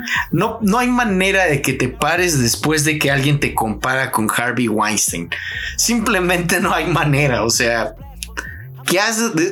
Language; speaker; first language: Spanish; native; Spanish